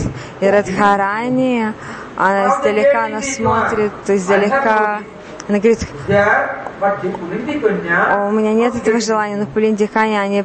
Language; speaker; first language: Russian; non-native, learner; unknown